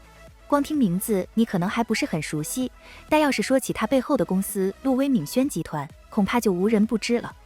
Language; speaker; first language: Chinese; native; Chinese